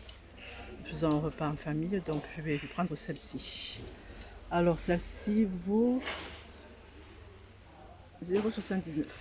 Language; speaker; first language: French; native; French